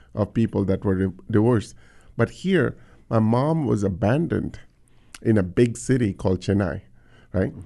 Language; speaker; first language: English; non-native, local second language; Tamil